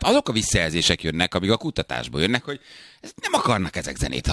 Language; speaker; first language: Hungarian; native; Hungarian